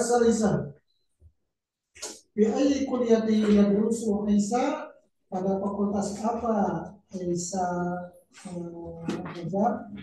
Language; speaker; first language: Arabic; non-native, learner; Indonesian